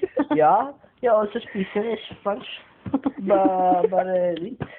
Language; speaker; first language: Norwegian; non-native, learner; Filipino